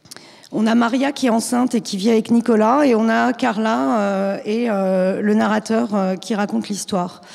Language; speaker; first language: French; native; French